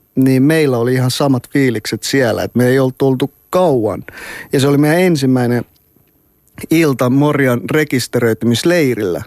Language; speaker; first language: Finnish; early bilingual, other home language; Persian